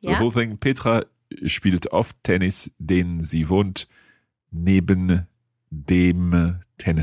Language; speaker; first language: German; non-native, learner; English